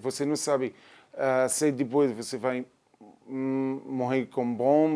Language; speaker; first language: Portuguese; non-native, learner; Arabic